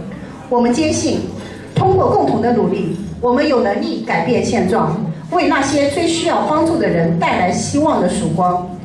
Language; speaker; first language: Chinese; native; Chinese